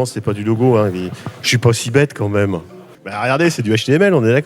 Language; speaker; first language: French; native; French